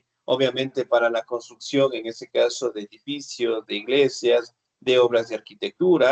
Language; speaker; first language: Spanish; native; Spanish